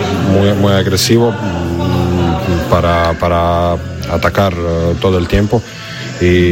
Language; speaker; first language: Spanish; non-native, learner; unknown